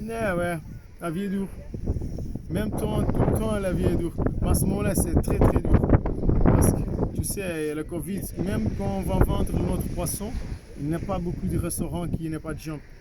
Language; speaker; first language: French; non-native, fluent; Kabuverdianu